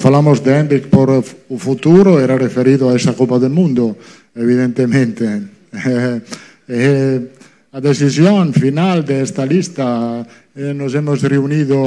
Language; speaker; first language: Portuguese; non-native, fluent; Italian